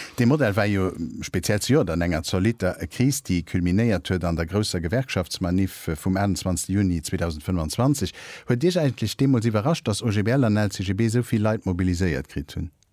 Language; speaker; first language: Luxembourgish; native; Luxembourgish